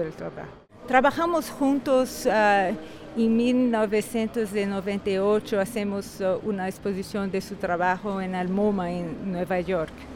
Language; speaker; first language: Spanish; non-native, fluent; Portuguese